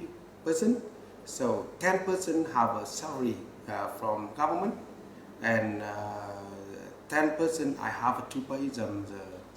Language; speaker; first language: English; non-native, learner; Vietnamese